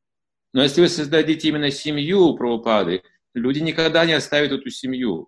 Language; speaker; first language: Russian; native; Russian